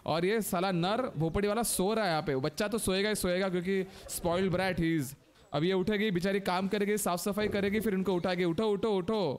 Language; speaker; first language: Hindi; non-native, local second language; Marathi